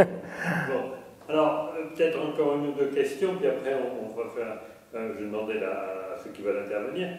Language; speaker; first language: French; native; French